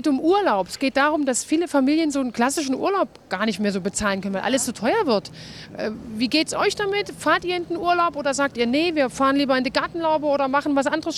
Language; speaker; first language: German; native; German